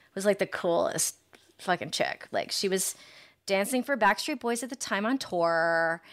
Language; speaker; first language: English; native; English